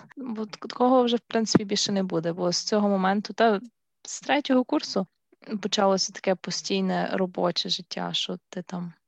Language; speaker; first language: Ukrainian; native; Ukrainian